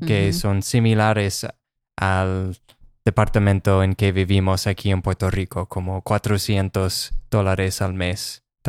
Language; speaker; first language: Spanish; non-native, fluent; English